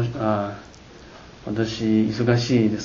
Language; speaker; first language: Japanese; non-native, learner; Chinese